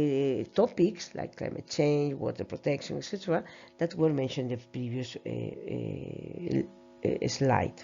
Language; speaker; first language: English; non-native, fluent; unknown